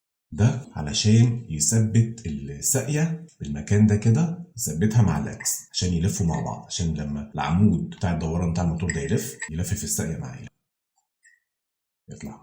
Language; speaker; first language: Arabic; native; Arabic